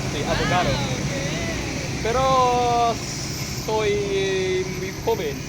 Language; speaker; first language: Spanish; non-native, learner; Vietnamese